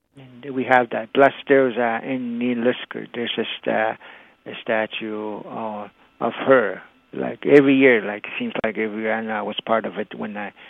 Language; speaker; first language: English; non-native, fluent; Cree